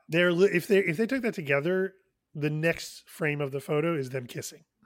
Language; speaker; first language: English; native; English